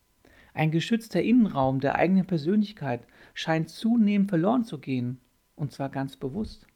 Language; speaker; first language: German; native; German